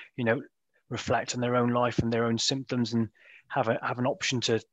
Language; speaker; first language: English; native; English